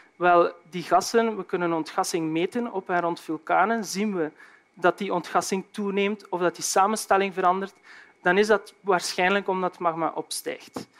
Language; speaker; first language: Dutch; native; Dutch